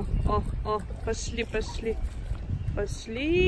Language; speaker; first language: Russian; native; Russian